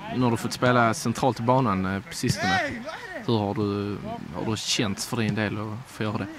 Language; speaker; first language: Swedish; native; Swedish